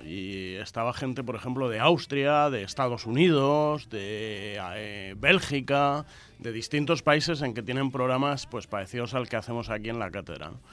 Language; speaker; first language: Spanish; native; Spanish